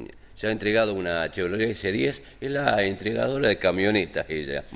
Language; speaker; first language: Spanish; native; Spanish